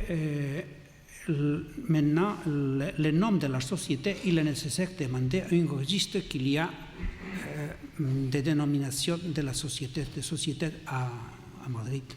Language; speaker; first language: French; non-native, learner; Catalan